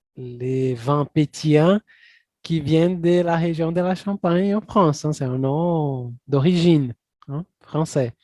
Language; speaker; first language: French; non-native, fluent; Portuguese